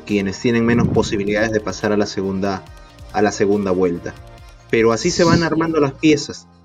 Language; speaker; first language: Spanish; native; Spanish